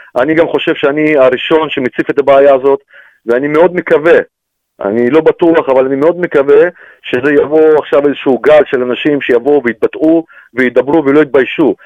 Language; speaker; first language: Hebrew; non-native, fluent; Russian